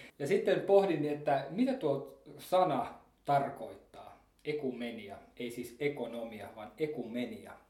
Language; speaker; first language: Finnish; native; Finnish